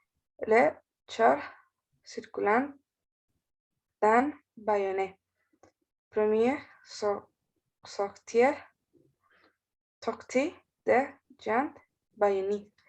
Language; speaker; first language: French; non-native, learner; Spanish